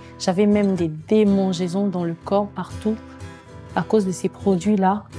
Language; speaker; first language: French; non-native, local second language; Lingala